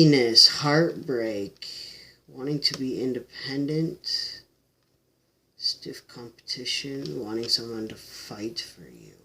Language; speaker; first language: English; native; English